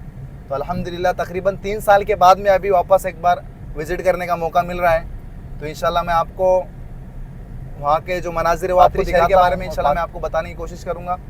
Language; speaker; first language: Hindi; native; Hindi